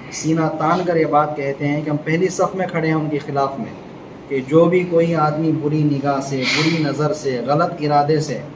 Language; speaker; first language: Urdu; native; Urdu